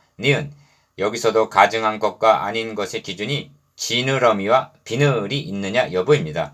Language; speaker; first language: Korean; native; Korean